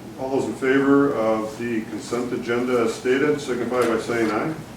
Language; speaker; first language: English; native; English